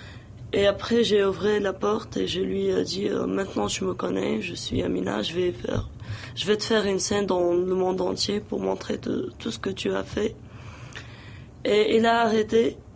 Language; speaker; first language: French; non-native, local second language; Arabic